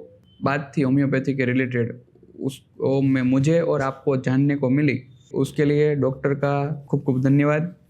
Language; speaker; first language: Hindi; non-native, local second language; Gujarati